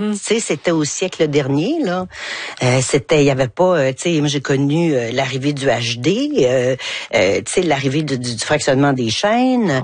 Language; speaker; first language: French; native; French